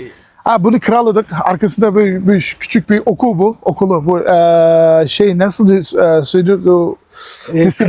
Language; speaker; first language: Turkish; non-native, learner; Uyghur